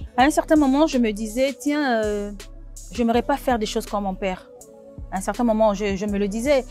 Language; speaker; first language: French; non-native, local second language; Lingala